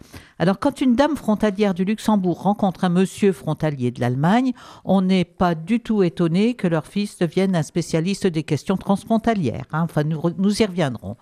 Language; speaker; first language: French; native; French